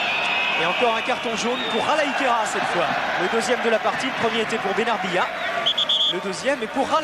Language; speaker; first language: French; native; French